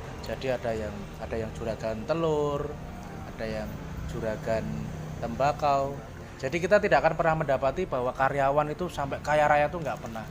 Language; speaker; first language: Indonesian; native; Indonesian